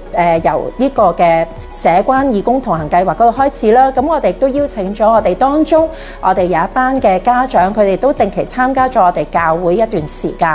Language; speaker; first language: Cantonese; native; Cantonese